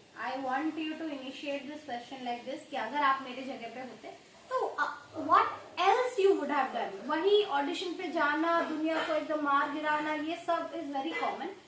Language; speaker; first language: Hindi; non-native, local second language; Odia